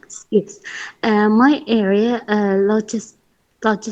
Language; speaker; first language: English; non-native, learner; Arabic